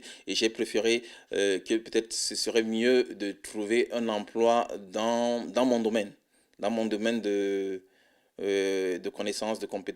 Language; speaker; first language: French; non-native, fluent; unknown